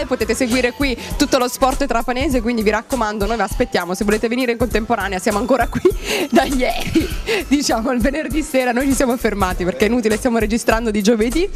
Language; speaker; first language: Italian; native; Italian